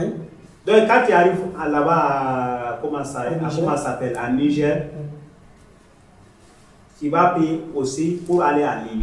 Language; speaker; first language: French; non-native, learner; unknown